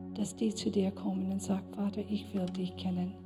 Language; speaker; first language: German; non-native, fluent; English